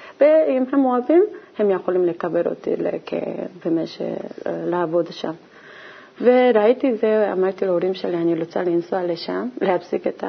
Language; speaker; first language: Hebrew; non-native, learner; Korean